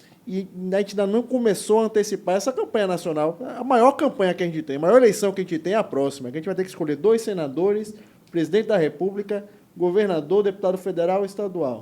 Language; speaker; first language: Portuguese; native; Portuguese